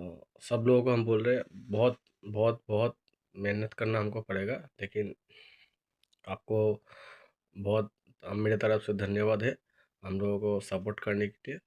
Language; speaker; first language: Hindi; non-native, local second language; Bangla